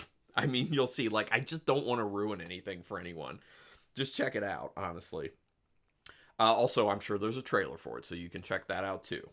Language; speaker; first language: English; native; English